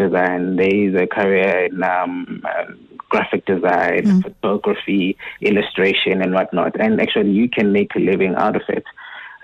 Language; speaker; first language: English; non-native, local second language; Zulu